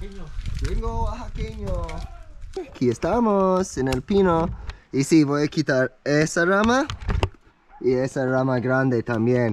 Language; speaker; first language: Spanish; non-native, learner; English